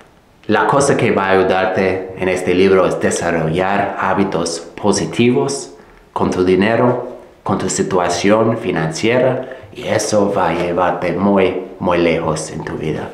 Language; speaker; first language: Spanish; non-native, fluent; English